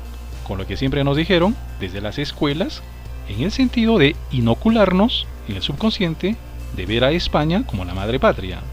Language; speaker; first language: Spanish; native; Spanish